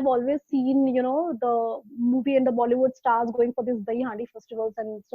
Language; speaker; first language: English; non-native, local second language; Hindi